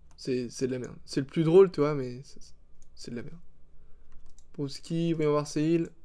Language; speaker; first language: French; native; French